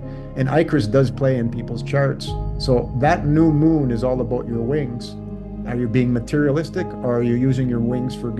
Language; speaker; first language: English; native; English